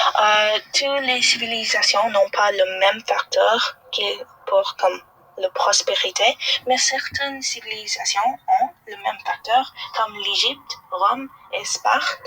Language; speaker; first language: French; non-native, learner; English